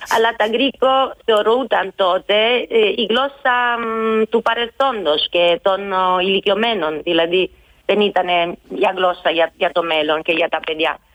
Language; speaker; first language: Greek; non-native, fluent; Italian